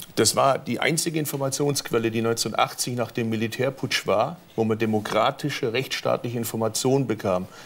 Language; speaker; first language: German; early bilingual, other home language; Turkish